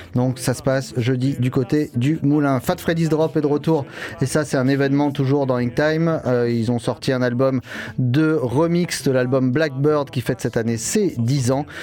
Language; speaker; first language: French; native; French